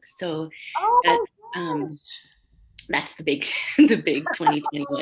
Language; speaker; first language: English; native; English